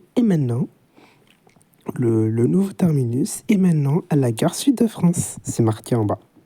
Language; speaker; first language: French; native; French